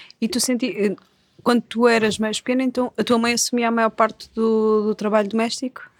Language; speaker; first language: Portuguese; native; Portuguese